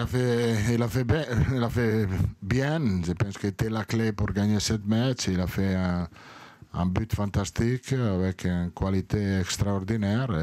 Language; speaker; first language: French; non-native, learner; Italian